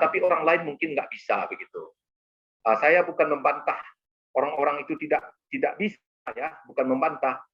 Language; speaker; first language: Indonesian; native; Indonesian